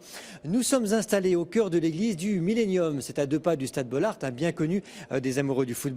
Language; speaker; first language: French; native; French